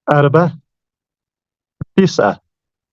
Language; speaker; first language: Arabic; non-native, learner; Urdu